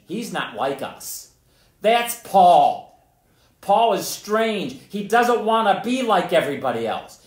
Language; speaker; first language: English; native; English